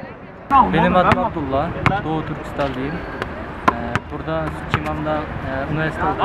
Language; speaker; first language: Turkish; non-native, local second language; Uyghur